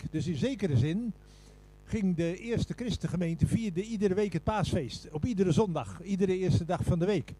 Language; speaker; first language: Dutch; native; Dutch